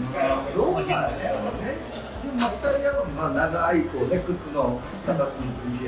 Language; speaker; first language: Japanese; native; Japanese